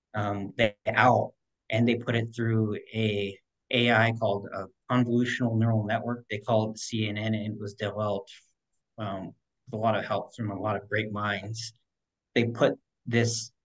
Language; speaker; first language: English; native; English